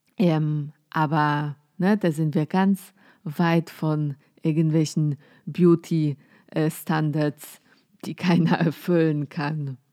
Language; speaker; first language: German; non-native, fluent; Polish